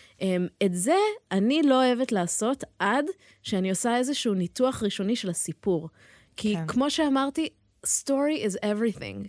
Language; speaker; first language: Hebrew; early bilingual, heritage; Hebrew